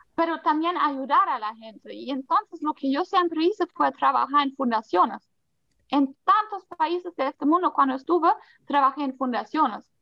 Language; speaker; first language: Spanish; non-native, fluent; German